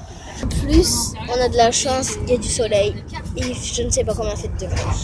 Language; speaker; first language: French; native; French